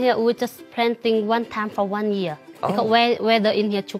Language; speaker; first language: English; non-native, learner; Iu Mien